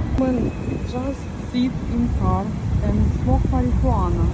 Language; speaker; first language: English; non-native, learner; Ukrainian